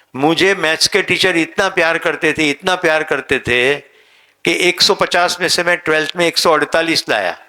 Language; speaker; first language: Hindi; non-native, local second language; Gujarati